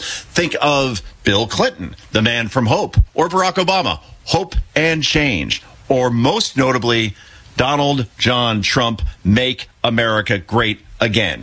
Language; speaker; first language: English; native; English